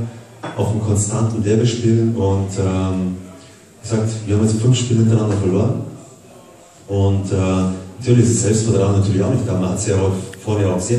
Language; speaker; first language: German; native; German